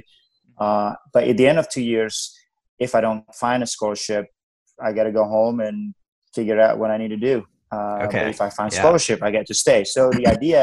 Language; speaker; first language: English; non-native, fluent; Indonesian